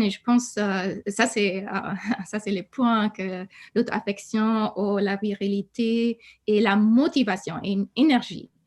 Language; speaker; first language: French; non-native, fluent; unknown